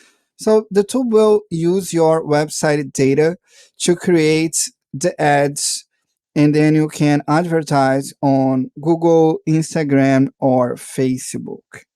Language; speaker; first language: English; non-native, fluent; Portuguese